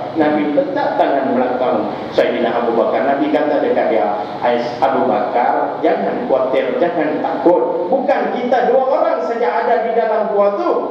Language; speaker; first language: Malay; non-native, local second language; Tamil